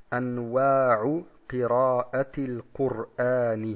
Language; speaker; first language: Arabic; non-native, fluent; German